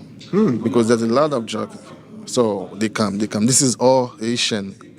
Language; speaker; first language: English; non-native, learner; Haitian Creole